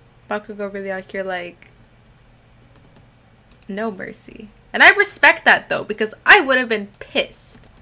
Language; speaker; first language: English; early bilingual, other home language; Spanish